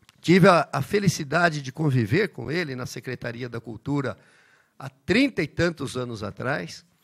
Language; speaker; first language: Portuguese; early bilingual, other home language; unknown